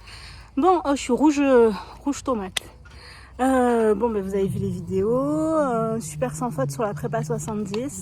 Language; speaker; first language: French; native; French